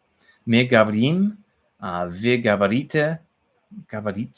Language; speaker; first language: Russian; non-native, learner; English